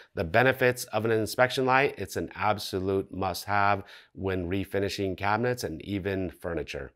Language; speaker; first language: English; native; English